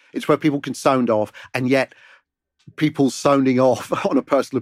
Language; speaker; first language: English; native; English